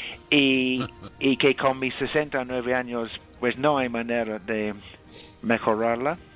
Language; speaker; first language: Spanish; non-native, fluent; English